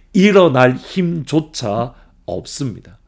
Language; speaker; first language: Korean; native; Korean